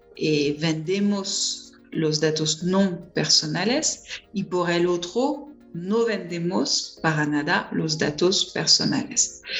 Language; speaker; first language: Spanish; non-native, fluent; French